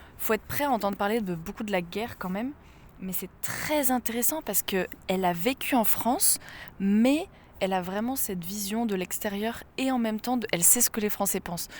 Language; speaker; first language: French; native; French